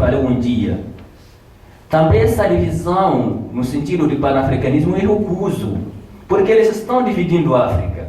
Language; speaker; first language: Portuguese; non-native, fluent; Tamasheq